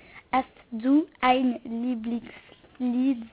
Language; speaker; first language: German; non-native, learner; French